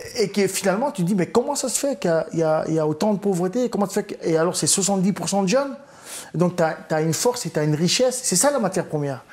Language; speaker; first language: French; early bilingual, other home language; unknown